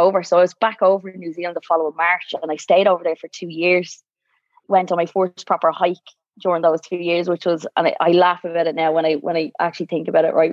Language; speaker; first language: English; native; English